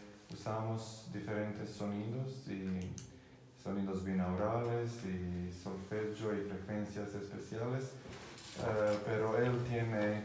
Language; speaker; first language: Spanish; non-native, fluent; Croatian